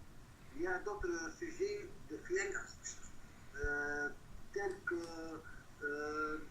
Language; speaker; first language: French; non-native, local second language; Arabic